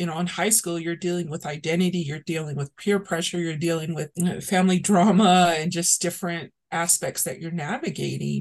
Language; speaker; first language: English; early bilingual, other home language; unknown